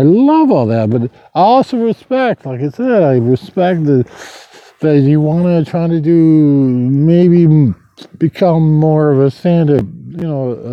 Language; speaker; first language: English; native; English